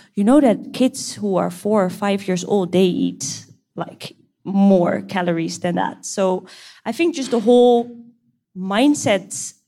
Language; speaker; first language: English; non-native, fluent; Dutch